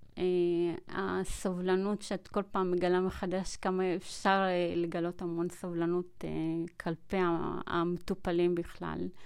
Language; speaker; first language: Hebrew; early bilingual, other home language; Amharic